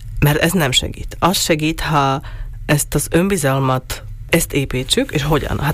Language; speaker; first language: Hungarian; non-native, local second language; Slovak